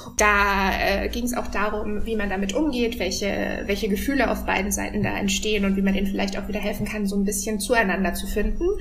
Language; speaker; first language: German; native; German